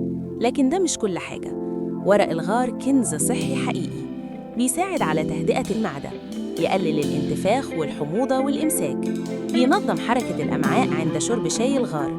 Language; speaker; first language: Arabic; native; Arabic